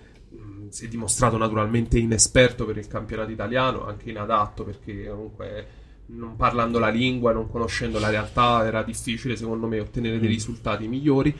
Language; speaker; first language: Italian; native; Italian